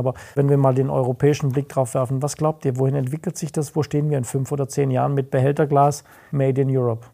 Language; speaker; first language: German; native; German